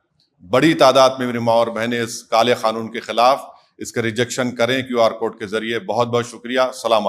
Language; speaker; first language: Hindi; native; Hindi